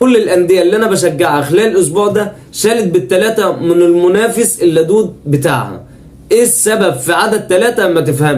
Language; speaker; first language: Arabic; native; Arabic